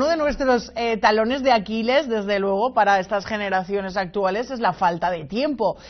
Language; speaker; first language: Spanish; native; Spanish